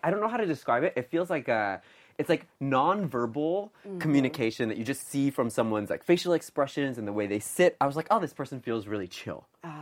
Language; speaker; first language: English; native; English